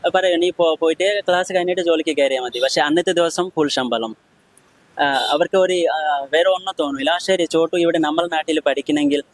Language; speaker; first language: Malayalam; non-native, local second language; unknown